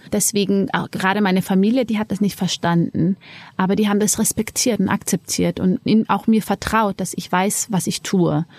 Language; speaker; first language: German; early bilingual, other home language; Amharic